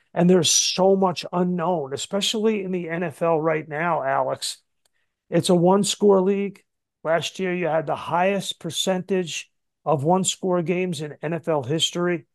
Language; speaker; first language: English; native; English